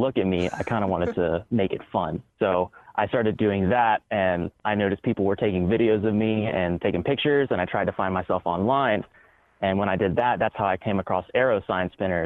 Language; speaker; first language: English; native; English